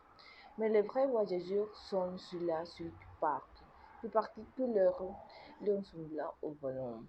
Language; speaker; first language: French; non-native, learner; Spanish